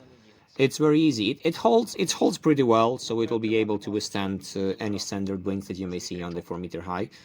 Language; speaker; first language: English; non-native, fluent; Ukrainian